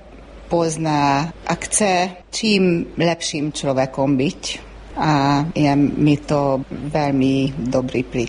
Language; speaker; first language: Slovak; non-native, local second language; Hungarian